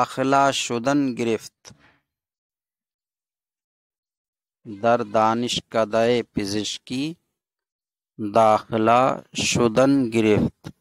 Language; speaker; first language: Persian; non-native, fluent; Urdu